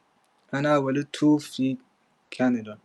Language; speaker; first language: Arabic; non-native, learner; English